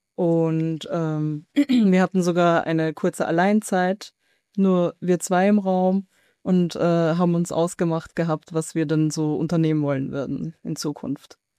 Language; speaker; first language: German; native; German